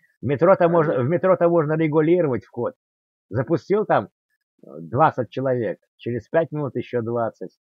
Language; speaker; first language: Russian; native; Russian